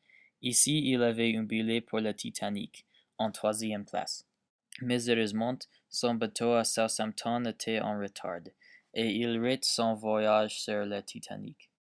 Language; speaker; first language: French; non-native, learner; English